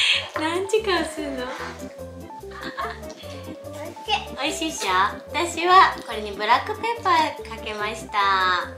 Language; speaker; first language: Japanese; native; Japanese